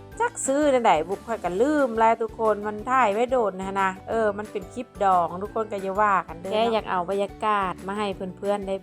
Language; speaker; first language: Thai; non-native, local second language; Lao